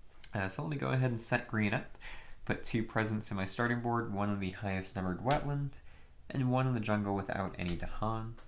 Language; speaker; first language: English; native; English